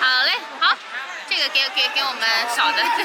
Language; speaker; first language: Chinese; native; Chinese